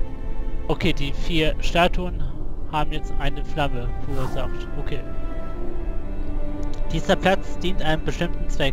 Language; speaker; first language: German; native; German